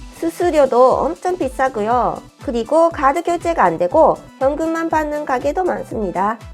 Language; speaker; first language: Korean; non-native, fluent; Japanese